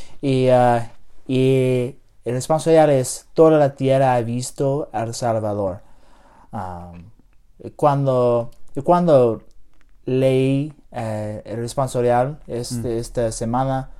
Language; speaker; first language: Spanish; non-native, learner; English